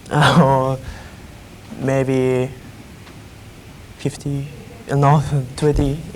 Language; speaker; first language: English; non-native, learner; Japanese